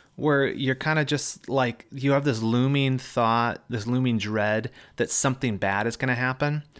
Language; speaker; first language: English; native; English